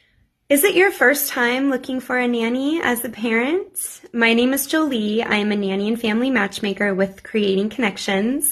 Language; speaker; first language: English; native; English